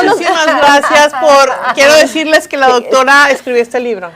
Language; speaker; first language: Spanish; native; Spanish